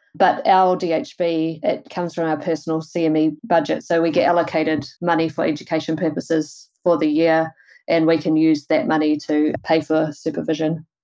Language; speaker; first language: English; native; English